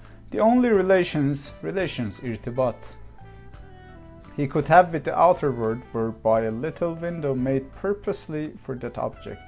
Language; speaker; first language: English; non-native, fluent; Azerbaijani